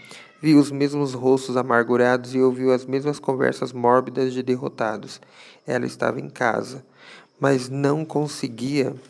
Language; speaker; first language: Portuguese; native; Portuguese